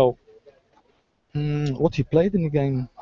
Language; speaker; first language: English; non-native, fluent; Dutch